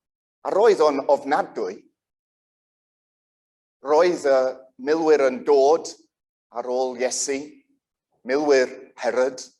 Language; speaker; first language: Welsh; non-native, local second language; English